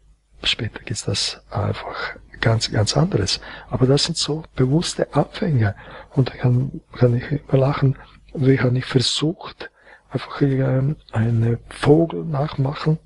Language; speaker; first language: German; non-native, fluent; Croatian